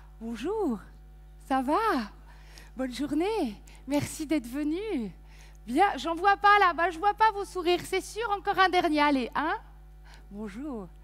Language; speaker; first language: French; native; French